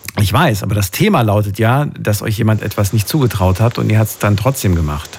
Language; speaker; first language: German; native; German